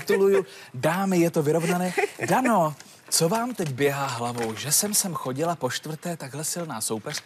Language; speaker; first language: Czech; native; Czech